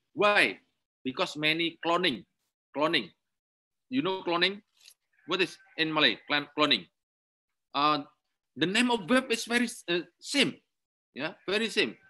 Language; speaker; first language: English; non-native, learner; Indonesian